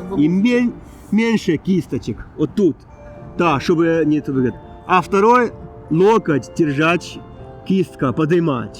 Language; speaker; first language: Russian; non-native, fluent; Chinese